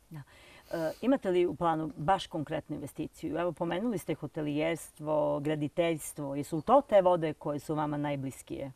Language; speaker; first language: Serbian; native; Serbian